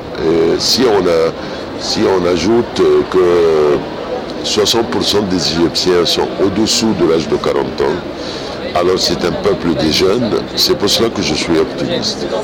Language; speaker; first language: French; non-native, fluent; Arabic